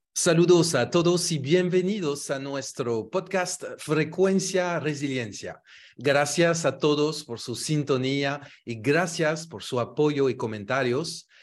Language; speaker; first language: Spanish; non-native, fluent; French